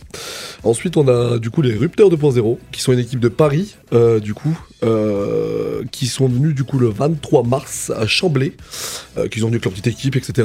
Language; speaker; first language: French; native; French